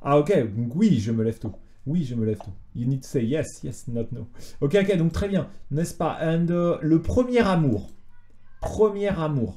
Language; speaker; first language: French; native; French